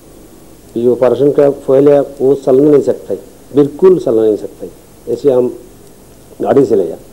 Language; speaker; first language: Hindi; non-native, learner; Bangla